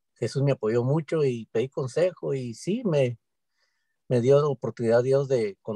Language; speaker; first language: Spanish; native; Spanish